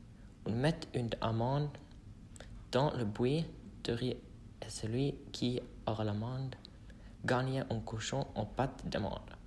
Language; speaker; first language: French; non-native, learner; Norwegian